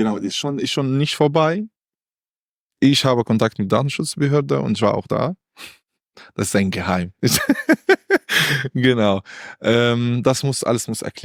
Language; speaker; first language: German; non-native, learner; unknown